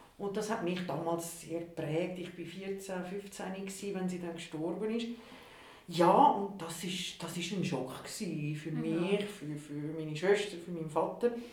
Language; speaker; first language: German; non-native, local second language; Italian